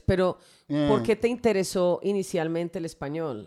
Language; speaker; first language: Spanish; native; Spanish